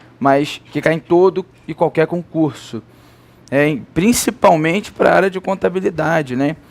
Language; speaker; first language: Portuguese; native; Portuguese